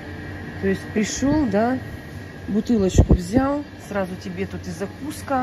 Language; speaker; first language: Russian; native; Russian